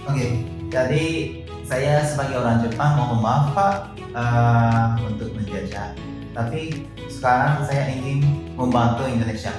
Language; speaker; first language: Indonesian; non-native, fluent; Japanese